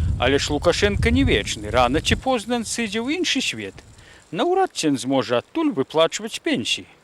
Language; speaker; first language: Belarusian; native; Belarusian